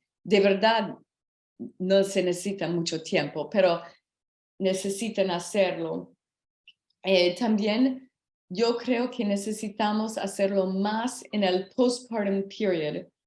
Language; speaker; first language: Spanish; non-native, learner; English